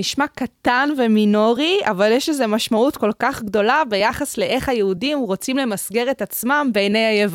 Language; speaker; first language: Hebrew; native; Hebrew